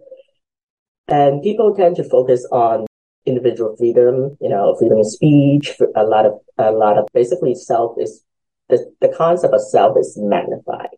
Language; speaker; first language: English; early bilingual, other home language; Cantonese